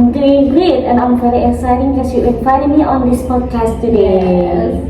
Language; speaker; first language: English; non-native, learner; Indonesian